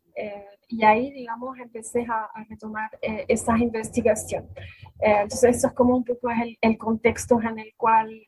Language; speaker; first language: Spanish; non-native, fluent; French